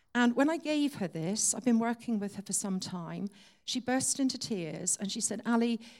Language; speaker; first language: English; native; English